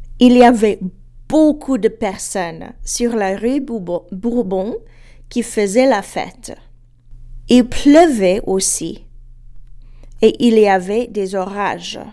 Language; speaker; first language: French; non-native, fluent; English